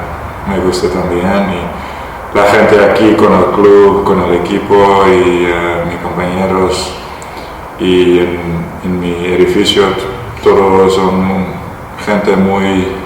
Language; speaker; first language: Spanish; non-native, learner; Dutch